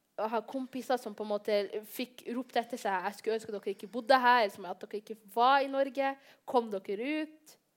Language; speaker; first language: Norwegian; early bilingual, other home language; Somali